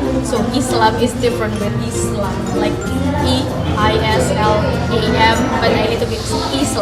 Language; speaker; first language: English; non-native, fluent; Indonesian